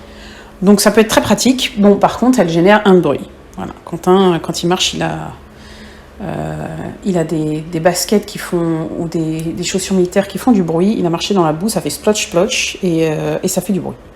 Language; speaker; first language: French; native; French